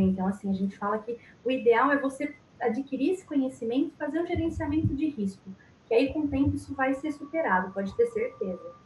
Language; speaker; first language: Portuguese; native; Portuguese